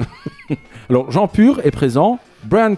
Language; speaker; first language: French; native; French